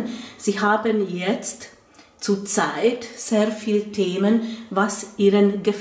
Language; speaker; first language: German; non-native, fluent; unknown